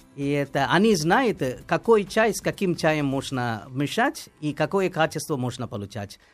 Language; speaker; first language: Russian; non-native, fluent; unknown